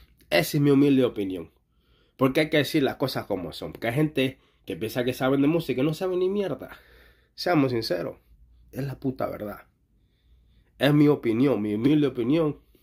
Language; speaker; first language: Spanish; native; Spanish